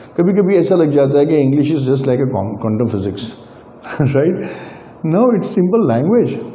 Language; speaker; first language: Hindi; non-native, local second language; Gujarati